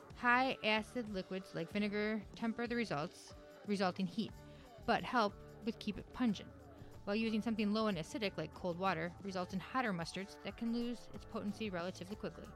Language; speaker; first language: English; native; English